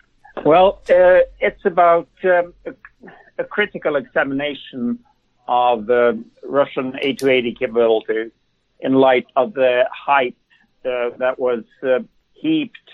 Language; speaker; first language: English; non-native, fluent; Swedish